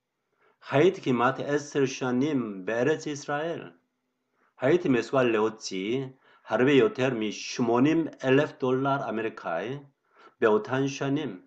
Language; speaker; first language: Hebrew; non-native, fluent; Korean